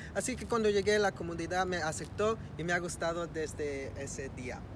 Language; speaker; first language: Spanish; early bilingual, heritage; Spanish